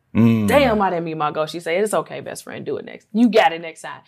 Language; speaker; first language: English; native; English